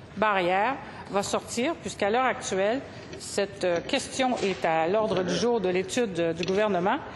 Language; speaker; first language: French; native; French